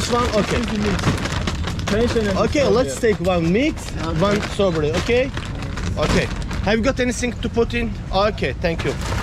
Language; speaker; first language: English; non-native, learner; Azerbaijani